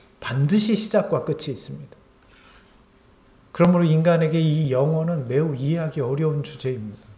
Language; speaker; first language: Korean; native; Korean